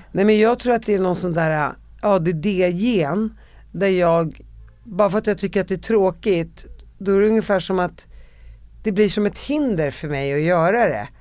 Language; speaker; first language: Swedish; early bilingual, other home language; Arabic